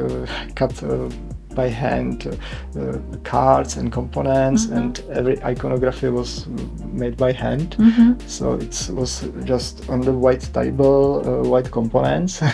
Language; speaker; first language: English; non-native, learner; Czech